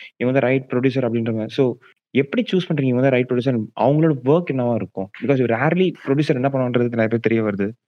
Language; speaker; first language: Tamil; native; Tamil